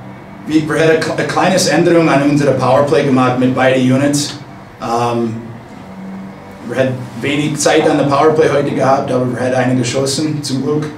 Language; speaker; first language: German; non-native, fluent; English